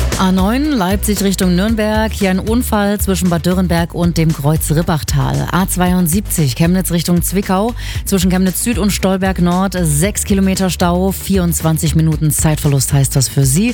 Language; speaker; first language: German; native; German